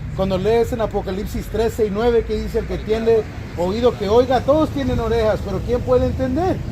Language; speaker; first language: Spanish; early bilingual, other home language; English